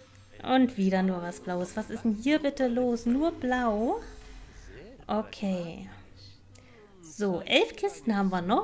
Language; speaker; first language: German; native; German